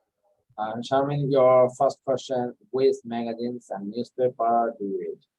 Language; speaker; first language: English; non-native, fluent; Bangla